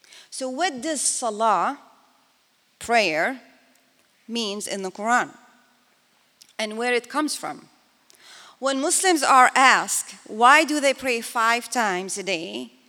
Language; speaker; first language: English; non-native, fluent; Arabic